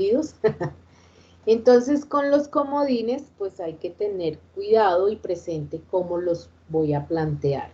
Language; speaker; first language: Spanish; native; Spanish